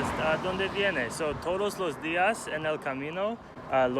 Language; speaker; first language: Spanish; non-native, learner; English